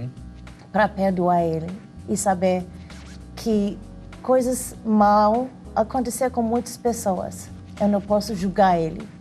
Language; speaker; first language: Portuguese; non-native, learner; English